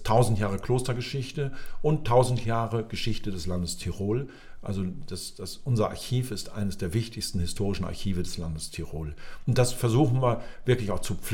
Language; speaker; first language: German; native; German